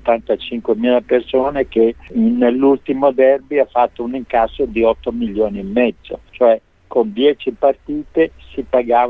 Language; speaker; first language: Italian; native; Italian